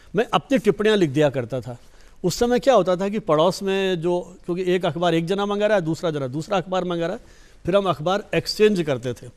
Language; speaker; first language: Hindi; native; Hindi